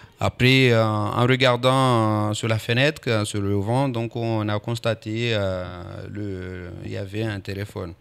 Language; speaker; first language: French; non-native, local second language; Comorian